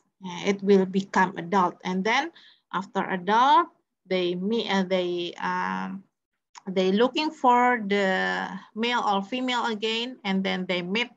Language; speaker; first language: English; non-native, fluent; Indonesian